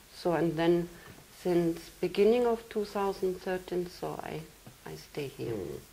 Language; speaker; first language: English; non-native, fluent; German